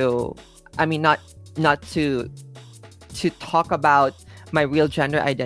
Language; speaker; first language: English; non-native, local second language; Filipino